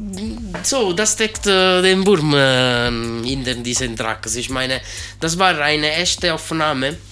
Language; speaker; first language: German; non-native, learner; Italian